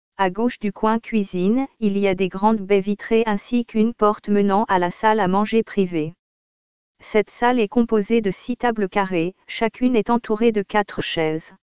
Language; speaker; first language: French; native; French